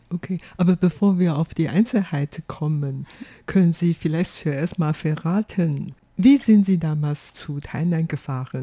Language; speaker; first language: German; non-native, fluent; Chinese